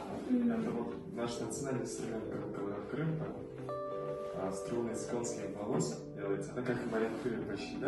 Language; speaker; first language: Russian; non-native, learner; Mongolian